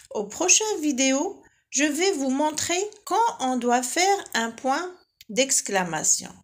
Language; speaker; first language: French; non-native, local second language; Arabic